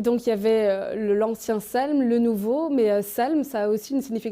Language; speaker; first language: French; native; French